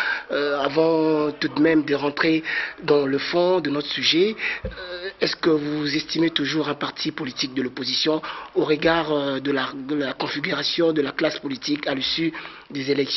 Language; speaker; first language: French; non-native, local second language; Lingala